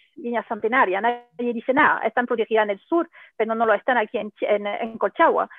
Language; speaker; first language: Spanish; non-native, fluent; French